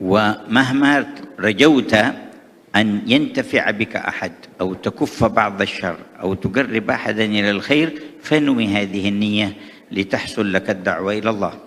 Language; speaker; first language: Arabic; native; Arabic